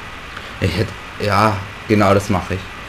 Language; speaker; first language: German; native; German